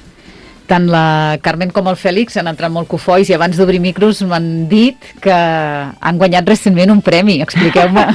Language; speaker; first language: Catalan; native; Catalan